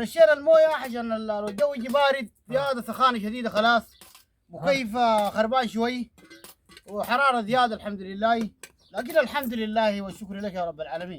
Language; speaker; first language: Arabic; non-native, learner; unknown